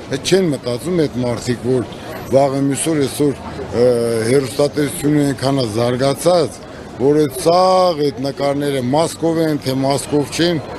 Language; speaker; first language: Armenian; native; Armenian